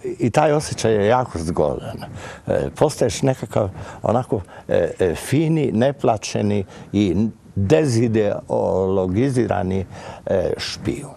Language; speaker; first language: Croatian; native; Croatian